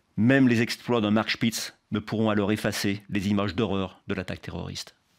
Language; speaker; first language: French; native; French